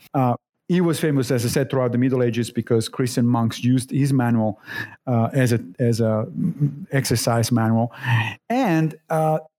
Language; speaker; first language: English; non-native, fluent; Italian